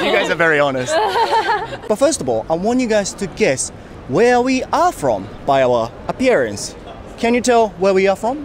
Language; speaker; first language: English; non-native, fluent; Japanese